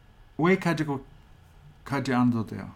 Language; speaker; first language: Korean; non-native, fluent; English